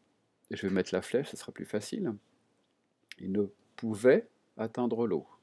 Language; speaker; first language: French; native; French